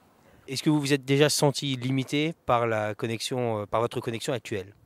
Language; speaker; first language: French; native; French